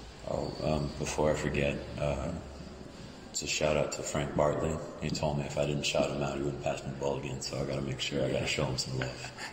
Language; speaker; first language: English; native; English